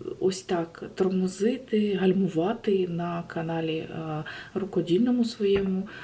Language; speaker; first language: Ukrainian; non-native, local second language; Russian